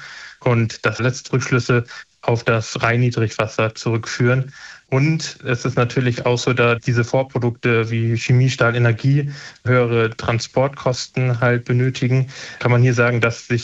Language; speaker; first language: German; native; German